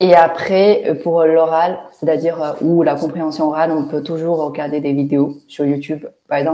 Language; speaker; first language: French; non-native, fluent; Chinese